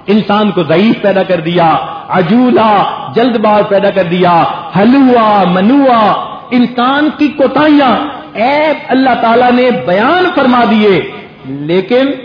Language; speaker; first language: Urdu; non-native, local second language; Punjabi